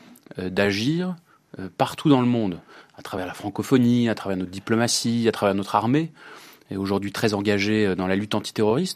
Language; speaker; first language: French; native; French